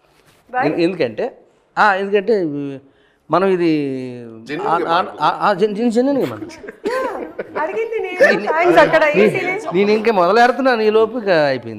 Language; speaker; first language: Telugu; native; Telugu